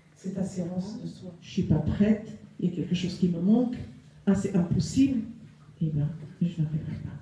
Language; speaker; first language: French; non-native, local second language; Arabic